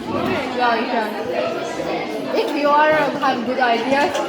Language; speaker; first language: English; non-native, learner; Indonesian